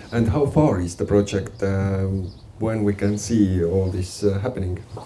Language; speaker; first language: English; non-native, fluent; Estonian